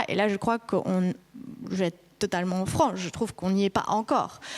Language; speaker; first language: French; native; French